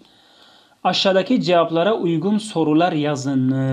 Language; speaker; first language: Turkish; non-native, fluent; Tajik